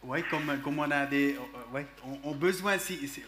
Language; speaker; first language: French; non-native, local second language; German